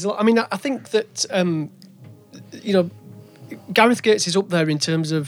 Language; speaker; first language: English; native; English